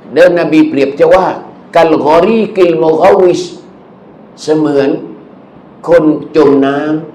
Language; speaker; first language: Thai; non-native, local second language; Malay